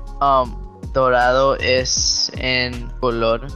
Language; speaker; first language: Spanish; early bilingual, heritage; Spanish